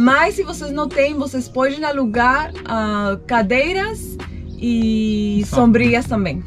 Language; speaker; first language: Portuguese; non-native, fluent; Spanish